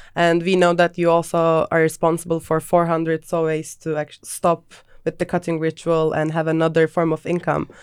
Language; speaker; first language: English; non-native, fluent; Turkish